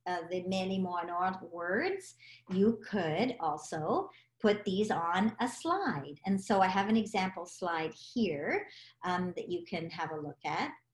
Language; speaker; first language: English; native; English